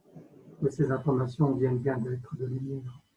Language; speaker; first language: French; native; French